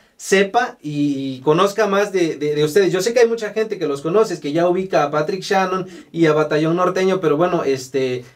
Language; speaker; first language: Spanish; native; Spanish